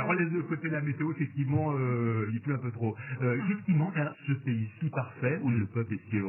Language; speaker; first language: French; native; French